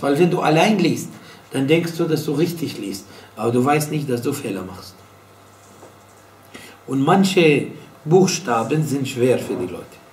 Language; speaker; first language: German; non-native, fluent; Arabic